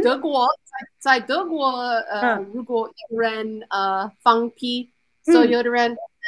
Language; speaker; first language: Chinese; non-native, learner; English